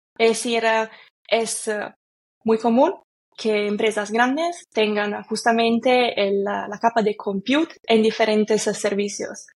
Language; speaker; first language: Spanish; non-native, fluent; Italian